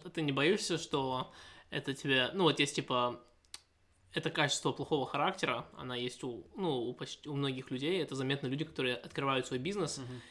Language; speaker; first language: Russian; early bilingual, heritage; Russian